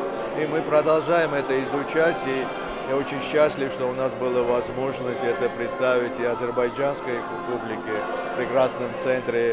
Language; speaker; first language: Russian; non-native, fluent; Georgian